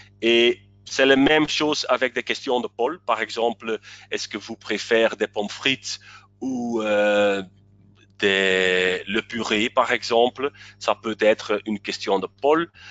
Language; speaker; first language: French; non-native, local second language; Dutch